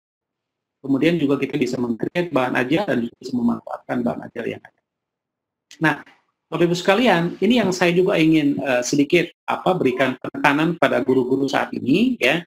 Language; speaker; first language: Indonesian; native; Indonesian